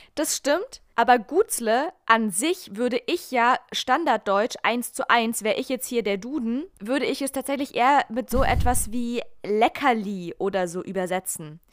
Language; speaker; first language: German; native; German